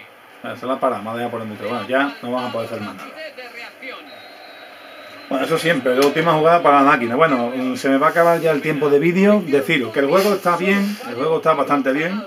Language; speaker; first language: Spanish; native; Spanish